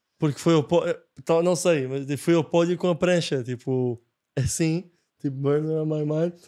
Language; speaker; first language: Portuguese; non-native, fluent; Japanese